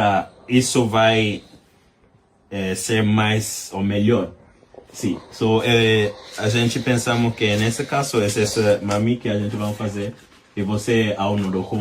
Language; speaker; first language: Portuguese; non-native, learner; English